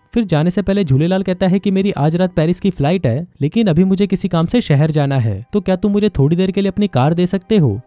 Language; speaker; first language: Hindi; native; Hindi